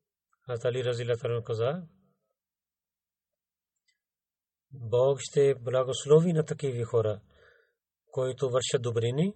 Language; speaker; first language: Bulgarian; non-native, learner; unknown